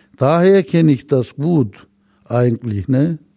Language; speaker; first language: German; non-native, learner; Turkish